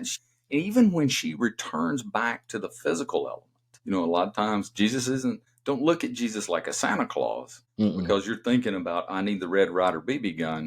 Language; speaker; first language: English; native; English